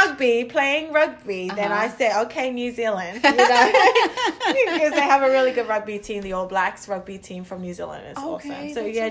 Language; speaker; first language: English; native; English